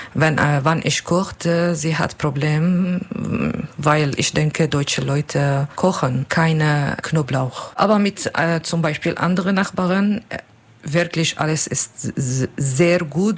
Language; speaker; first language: German; non-native, learner; Kurdish